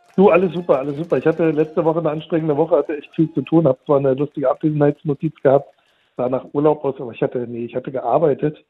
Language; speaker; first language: German; early bilingual, other home language; Turkish